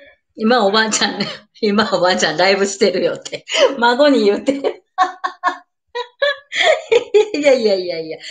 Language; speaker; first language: Japanese; native; Japanese